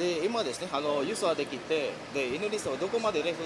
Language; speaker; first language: Japanese; non-native, learner; Indonesian